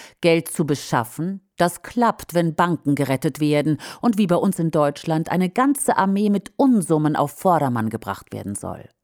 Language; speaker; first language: German; native; German